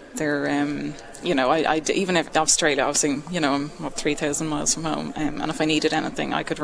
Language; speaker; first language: English; native; English